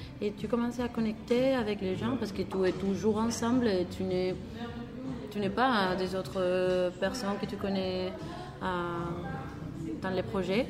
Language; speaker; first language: French; non-native, learner; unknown